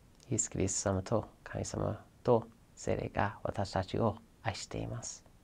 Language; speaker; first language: Japanese; non-native, fluent; English